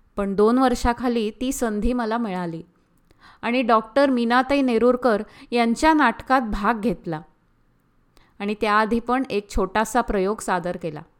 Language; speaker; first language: Marathi; early bilingual, heritage; Marathi